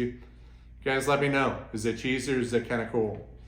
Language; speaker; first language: English; native; English